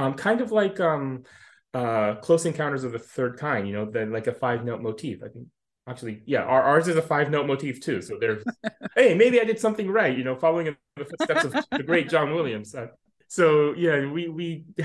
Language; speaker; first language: English; native; English